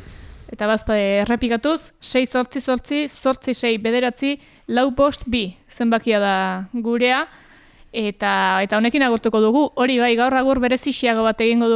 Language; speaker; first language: Basque; native; Basque